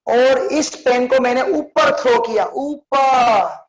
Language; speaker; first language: Hindi; non-native, local second language; Gujarati